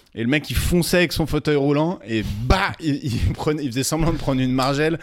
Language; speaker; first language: French; native; French